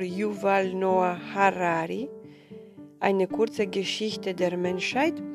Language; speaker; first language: German; non-native, fluent; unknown